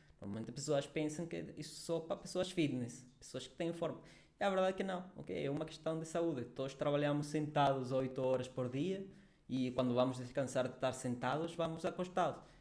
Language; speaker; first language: Portuguese; non-native, fluent; Spanish